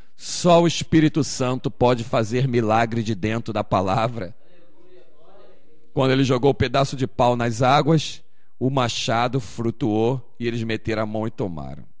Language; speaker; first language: Portuguese; native; Portuguese